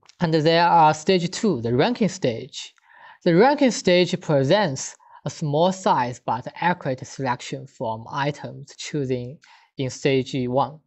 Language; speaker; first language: English; non-native, fluent; Chinese